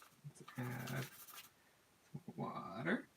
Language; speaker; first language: English; native; English